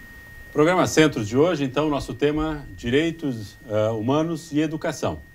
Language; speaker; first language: Portuguese; native; Portuguese